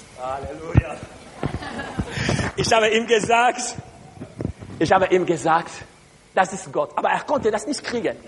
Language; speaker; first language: German; non-native, learner; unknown